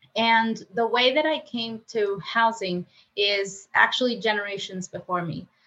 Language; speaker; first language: English; non-native, fluent; Spanish